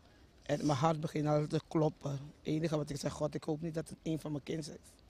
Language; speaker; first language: Dutch; non-native, fluent; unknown